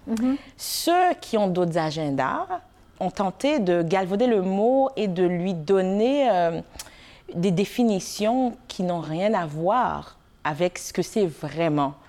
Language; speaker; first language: French; non-native, local second language; Haitian Creole